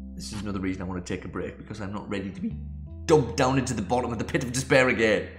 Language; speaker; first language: English; native; English